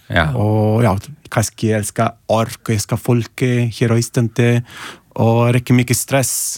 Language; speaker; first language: Icelandic; non-native, learner; Italian